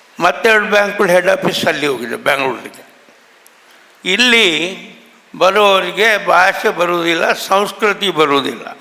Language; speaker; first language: Kannada; non-native, local second language; Tulu